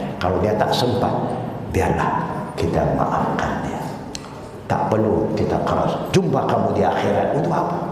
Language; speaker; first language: Malay; non-native, local second language; Chinese